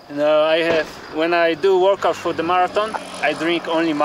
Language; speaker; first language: English; non-native, learner; Polish